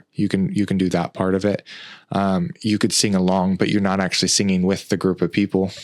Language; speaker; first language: English; native; English